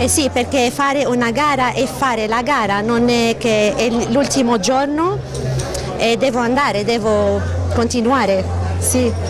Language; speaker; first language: Italian; non-native, fluent; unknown